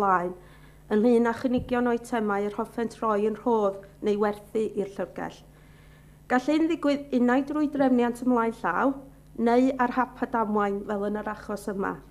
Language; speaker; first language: Welsh; native; Welsh